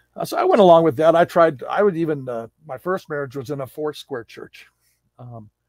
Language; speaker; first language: English; native; English